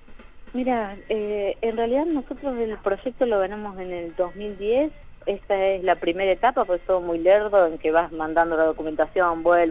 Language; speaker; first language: Spanish; native; Spanish